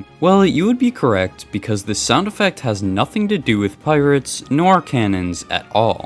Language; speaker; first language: English; native; English